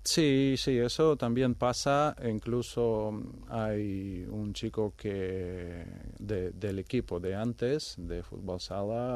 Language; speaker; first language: Spanish; non-native, fluent; Ukrainian